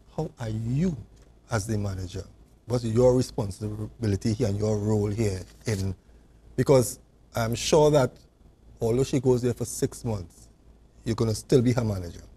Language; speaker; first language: English; native; English